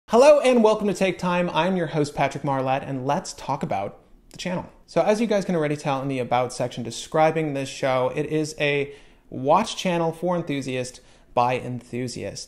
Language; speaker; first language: English; native; English